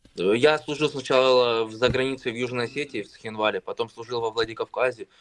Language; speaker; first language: Russian; native; Russian